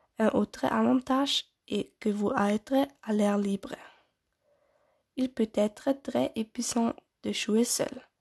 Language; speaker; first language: French; non-native, learner; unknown